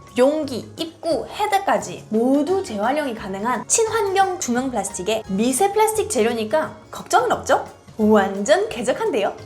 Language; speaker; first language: Korean; non-native, fluent; German